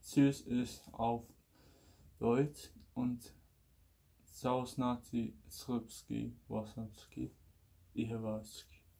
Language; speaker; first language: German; non-native, learner; Bosnian